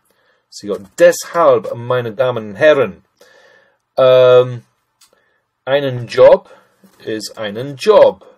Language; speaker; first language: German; non-native, fluent; English